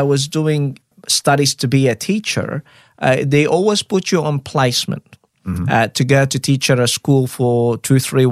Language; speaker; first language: English; non-native, fluent; Arabic